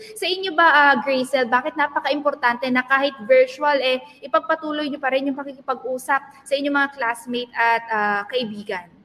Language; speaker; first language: Filipino; non-native, local second language; Pampanga